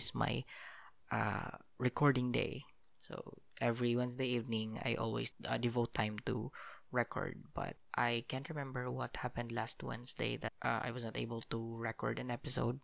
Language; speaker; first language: English; non-native, local second language; Cebuano